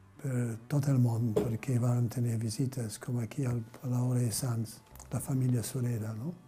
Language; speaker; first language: Catalan; non-native, fluent; German